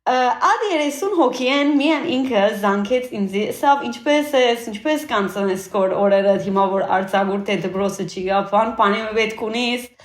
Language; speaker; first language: Armenian; early bilingual, heritage; Armenian